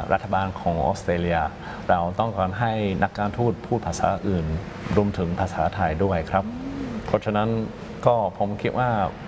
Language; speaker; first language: Thai; non-native, fluent; English